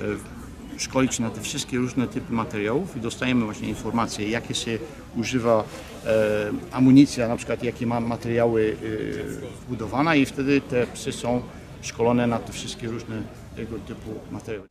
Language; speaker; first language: Polish; early bilingual, heritage; Polish